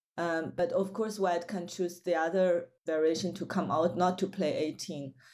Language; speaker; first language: English; non-native, fluent; Chinese